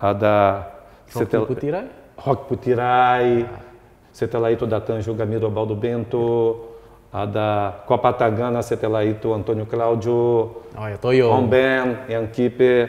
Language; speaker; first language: Indonesian; non-native, fluent; Portuguese